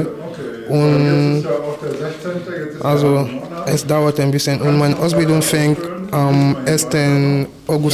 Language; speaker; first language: German; non-native, learner; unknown